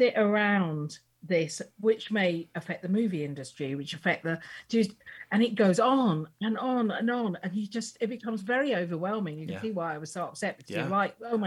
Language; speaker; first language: English; native; English